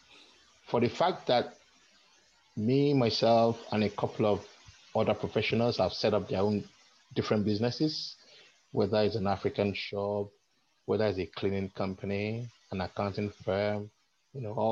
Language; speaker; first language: English; non-native, local second language; Yoruba